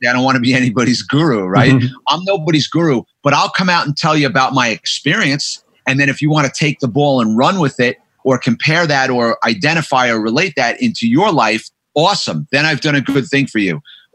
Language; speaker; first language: English; native; English